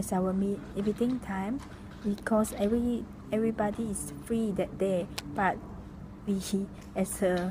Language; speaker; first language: English; non-native, local second language; Malay